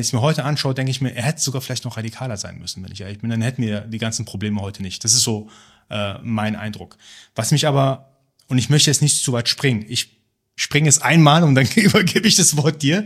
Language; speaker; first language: German; early bilingual, other home language; Persian